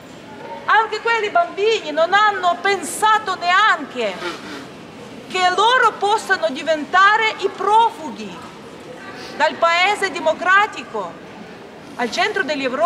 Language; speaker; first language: Italian; non-native, learner; Ukrainian